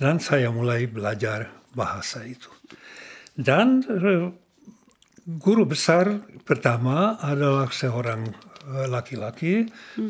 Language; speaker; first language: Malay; non-native, learner; Czech